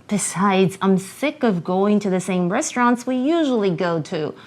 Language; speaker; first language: English; non-native, fluent; Chinese